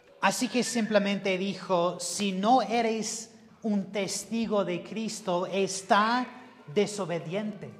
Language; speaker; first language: Spanish; non-native, learner; English